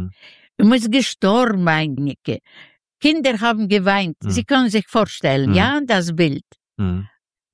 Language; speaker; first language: German; non-native, fluent; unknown